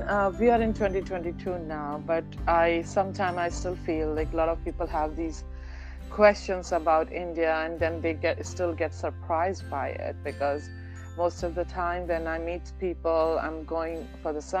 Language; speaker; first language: English; non-native, local second language; Hindi